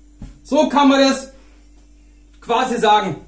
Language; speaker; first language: German; native; German